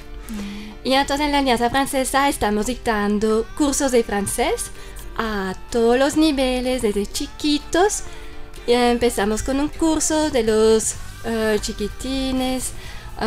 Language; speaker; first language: Spanish; non-native, fluent; French